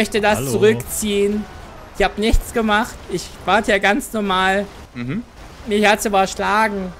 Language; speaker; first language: German; native; German